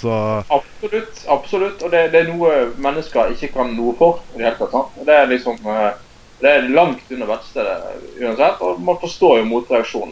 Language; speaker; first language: Norwegian; native; Norwegian